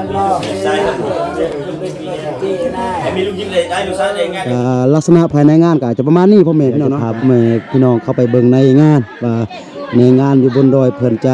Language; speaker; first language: Thai; non-native, local second language; Lao